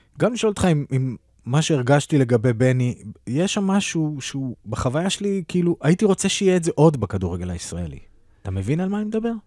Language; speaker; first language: Hebrew; native; Hebrew